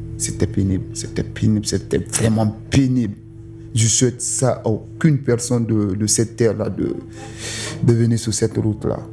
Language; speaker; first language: French; non-native, local second language; Susu